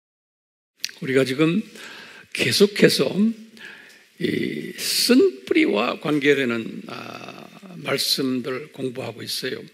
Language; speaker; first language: Korean; native; Korean